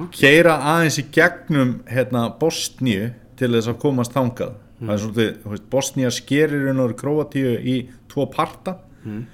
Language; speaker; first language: Icelandic; native; Icelandic